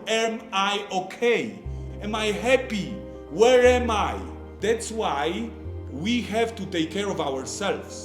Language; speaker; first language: English; non-native, fluent; Polish